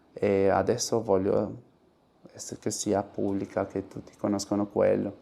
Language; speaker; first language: Italian; non-native, fluent; Spanish